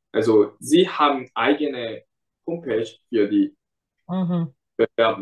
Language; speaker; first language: German; non-native, fluent; Korean